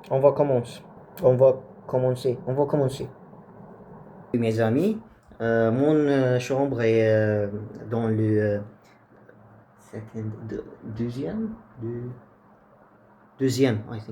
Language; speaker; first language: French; non-native, learner; Arabic